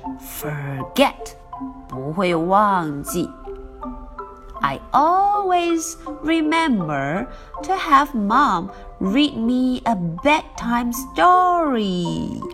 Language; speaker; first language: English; non-native, fluent; Chinese